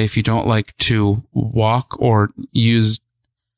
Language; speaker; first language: English; native; English